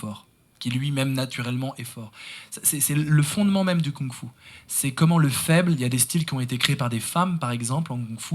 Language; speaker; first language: French; native; French